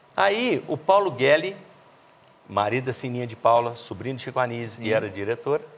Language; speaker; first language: Portuguese; native; Portuguese